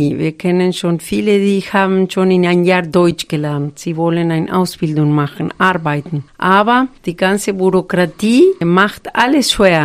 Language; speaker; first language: German; non-native, fluent; Spanish